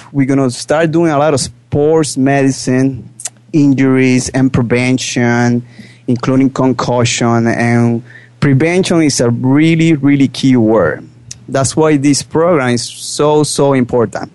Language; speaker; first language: English; non-native, fluent; Spanish